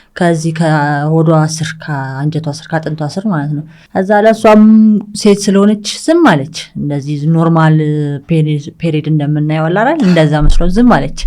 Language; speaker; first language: Amharic; early bilingual, other home language; English